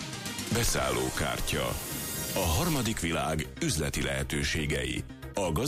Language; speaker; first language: Hungarian; native; Hungarian